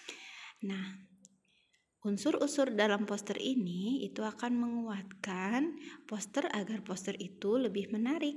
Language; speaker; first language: Indonesian; native; Indonesian